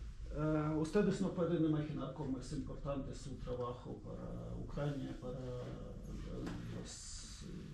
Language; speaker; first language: Spanish; non-native, learner; Ukrainian